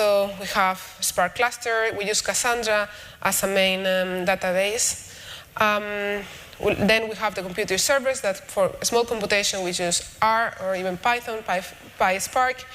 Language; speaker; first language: English; non-native, fluent; Spanish